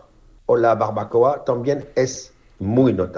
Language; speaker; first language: Spanish; non-native, fluent; French